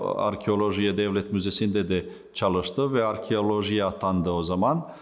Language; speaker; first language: Turkish; non-native, fluent; Serbian